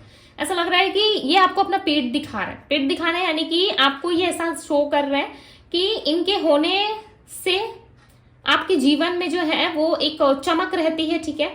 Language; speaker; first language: Hindi; native; Hindi